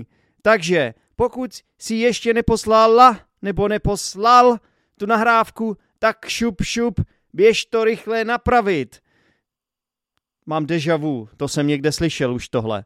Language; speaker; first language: Czech; native; Czech